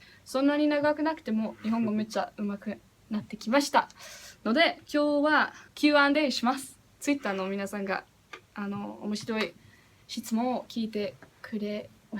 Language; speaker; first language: Japanese; non-native, learner; English